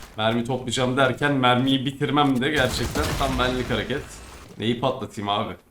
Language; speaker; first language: Turkish; native; Turkish